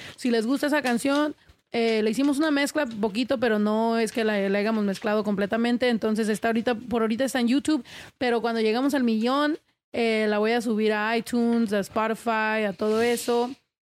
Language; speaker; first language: Spanish; early bilingual, heritage; Spanish